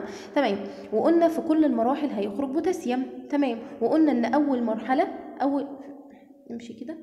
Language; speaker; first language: Arabic; native; Arabic